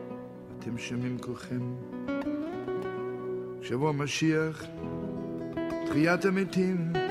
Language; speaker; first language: Hebrew; non-native, fluent; Yiddish